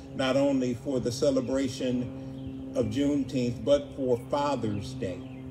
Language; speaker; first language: English; native; English